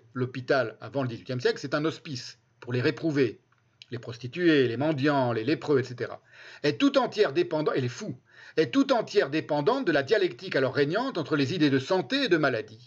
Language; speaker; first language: French; native; French